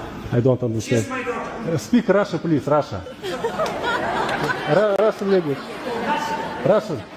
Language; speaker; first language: English; non-native, learner; Russian